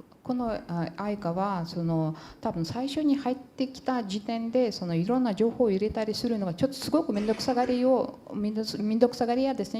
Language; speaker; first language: Japanese; non-native, fluent; Portuguese